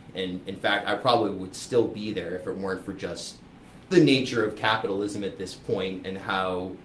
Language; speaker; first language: English; native; English